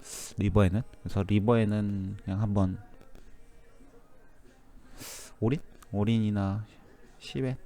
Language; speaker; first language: Korean; native; Korean